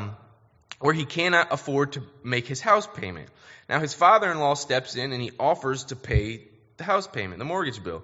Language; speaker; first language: English; native; English